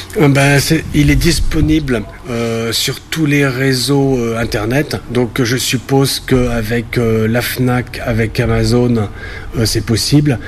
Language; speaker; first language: French; native; French